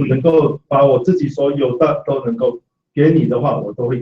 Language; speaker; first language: Chinese; native; Chinese